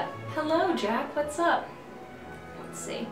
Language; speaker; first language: English; native; English